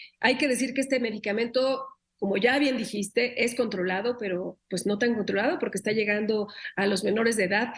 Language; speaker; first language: Spanish; native; Spanish